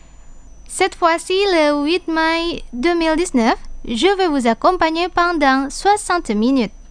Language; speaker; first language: French; non-native, fluent; Indonesian